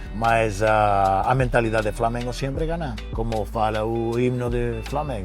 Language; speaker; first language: Portuguese; non-native, fluent; Spanish